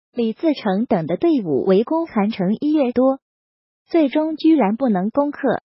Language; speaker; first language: Chinese; native; Chinese